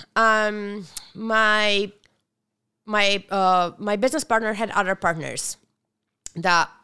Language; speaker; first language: English; non-native, fluent; Bulgarian